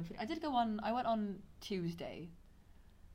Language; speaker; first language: English; native; English